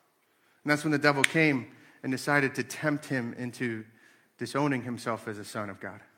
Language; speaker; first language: English; native; English